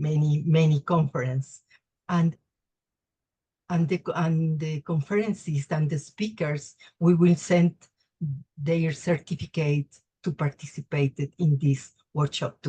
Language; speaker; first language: English; non-native, learner; Spanish